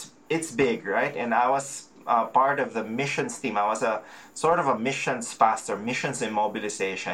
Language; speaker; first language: English; non-native, local second language; Filipino